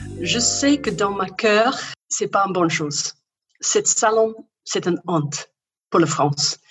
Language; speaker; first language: French; non-native, learner; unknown